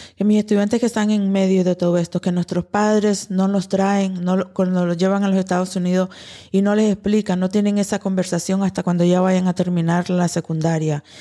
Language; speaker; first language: Spanish; early bilingual, heritage; Spanish